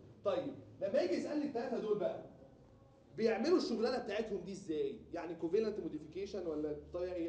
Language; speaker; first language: Arabic; native; Arabic